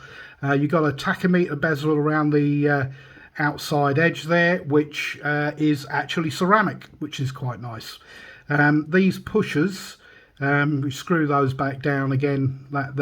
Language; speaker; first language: English; native; English